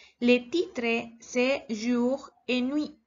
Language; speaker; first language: French; non-native, learner; Spanish